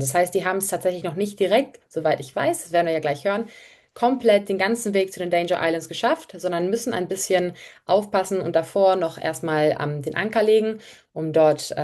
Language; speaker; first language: German; native; German